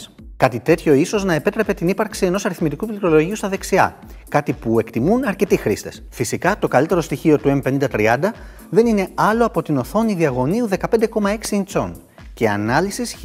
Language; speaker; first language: Greek; native; Greek